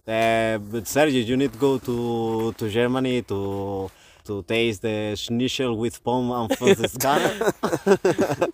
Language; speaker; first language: English; non-native, learner; Spanish